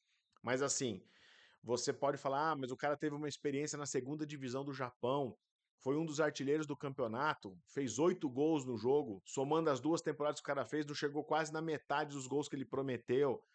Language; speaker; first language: Portuguese; native; Portuguese